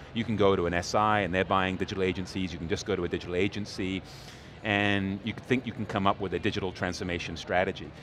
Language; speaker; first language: English; native; English